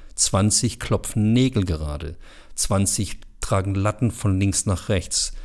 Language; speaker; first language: German; early bilingual, other home language; Bosnian